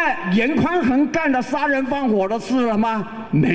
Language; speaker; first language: Chinese; native; Chinese